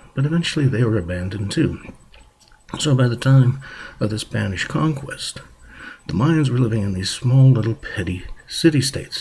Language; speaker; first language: English; native; English